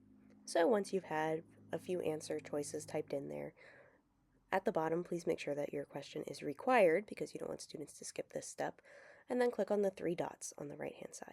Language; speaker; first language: English; native; English